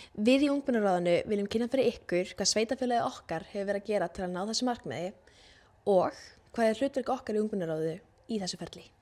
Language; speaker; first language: Icelandic; native; Icelandic